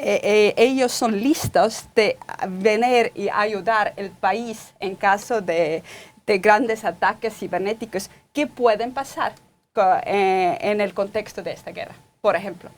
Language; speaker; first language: Spanish; non-native, fluent; Estonian